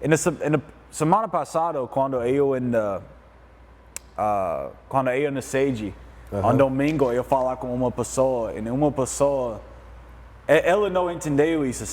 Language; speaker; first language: Portuguese; non-native, learner; English